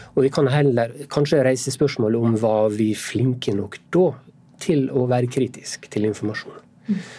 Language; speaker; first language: Norwegian; native; Norwegian